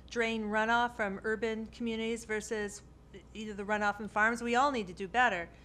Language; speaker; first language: English; native; English